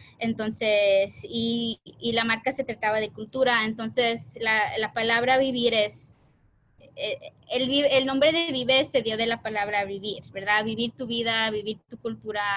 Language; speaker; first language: Spanish; early bilingual, heritage; Spanish